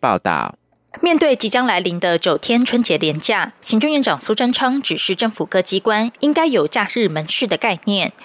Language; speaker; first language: Chinese; native; Chinese